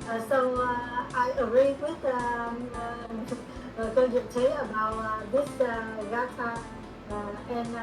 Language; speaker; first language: English; non-native, learner; Vietnamese